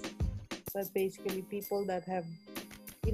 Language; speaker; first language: English; non-native, local second language; Filipino